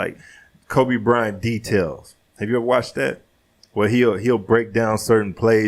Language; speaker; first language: English; native; English